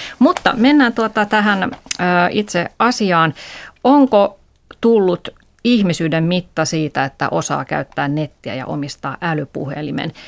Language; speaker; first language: Finnish; native; Finnish